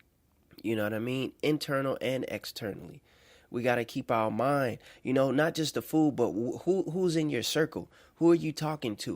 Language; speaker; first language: English; native; English